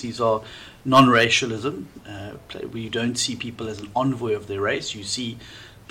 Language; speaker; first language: English; native; English